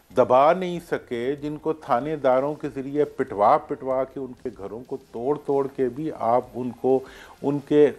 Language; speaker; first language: Urdu; native; Urdu